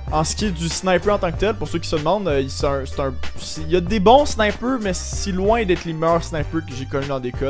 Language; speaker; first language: French; native; French